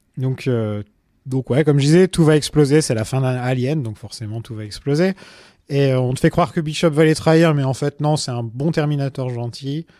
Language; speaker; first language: French; native; French